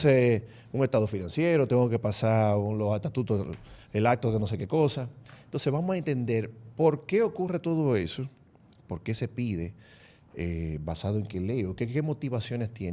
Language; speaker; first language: Spanish; native; Spanish